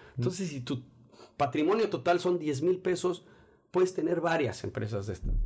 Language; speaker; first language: Spanish; native; Spanish